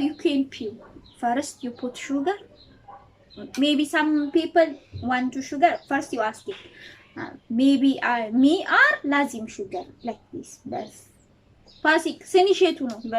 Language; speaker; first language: English; non-native, learner; Amharic